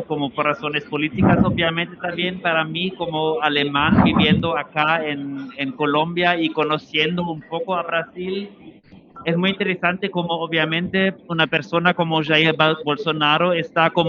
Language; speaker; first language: Spanish; non-native, fluent; German